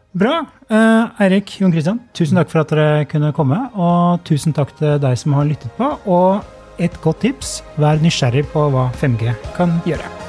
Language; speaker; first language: Norwegian; native; Norwegian